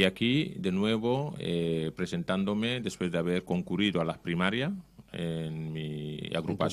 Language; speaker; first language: Spanish; non-native, fluent; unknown